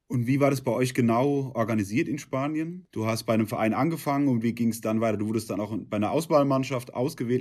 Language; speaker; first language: German; native; German